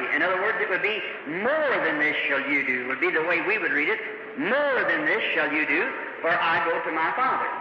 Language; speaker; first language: English; native; English